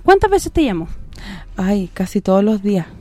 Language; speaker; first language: Spanish; native; Spanish